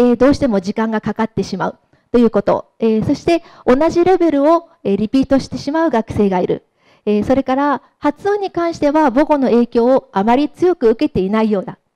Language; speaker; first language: Japanese; native; Japanese